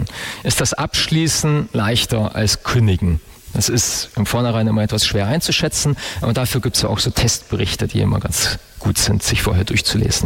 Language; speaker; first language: German; native; German